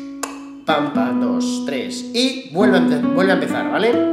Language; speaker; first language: Spanish; native; Spanish